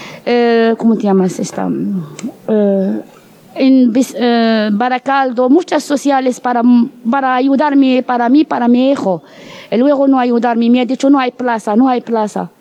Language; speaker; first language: Spanish; non-native, learner; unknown